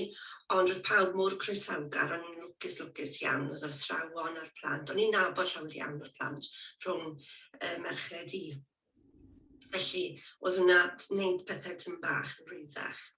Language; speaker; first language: Welsh; native; Welsh